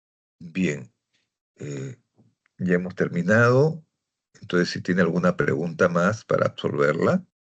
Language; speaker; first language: Spanish; native; Spanish